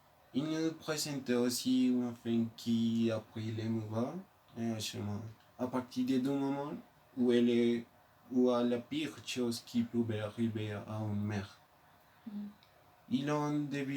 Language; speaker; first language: French; non-native, learner; Spanish